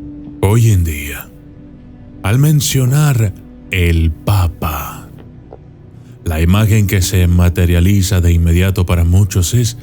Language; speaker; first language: Spanish; native; Spanish